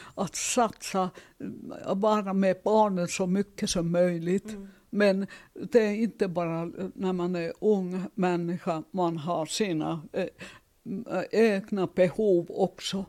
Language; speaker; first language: Swedish; non-native, learner; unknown